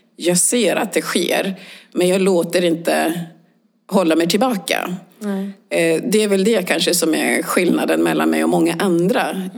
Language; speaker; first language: Swedish; early bilingual, other home language; Swahili